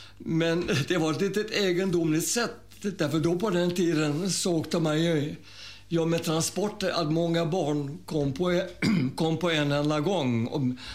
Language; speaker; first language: Swedish; early bilingual, other home language; German